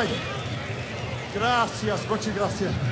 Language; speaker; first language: Spanish; non-native, learner; English